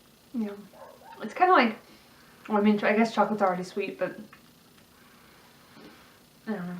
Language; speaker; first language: English; native; English